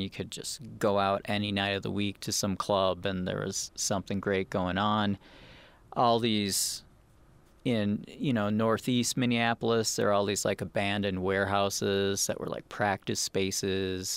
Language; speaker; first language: English; native; English